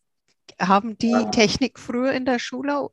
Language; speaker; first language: German; non-native, fluent; English